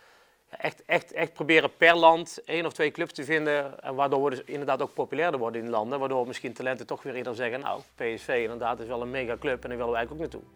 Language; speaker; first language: Dutch; native; Dutch